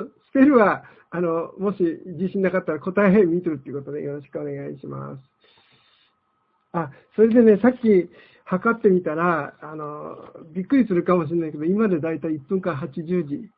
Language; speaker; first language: Japanese; native; Japanese